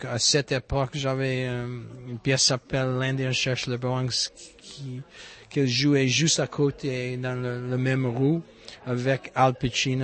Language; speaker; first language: French; non-native, learner; English